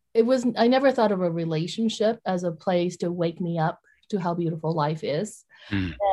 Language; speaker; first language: English; early bilingual, other home language; Vietnamese